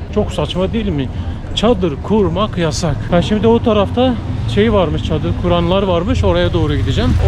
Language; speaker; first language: Turkish; native; Turkish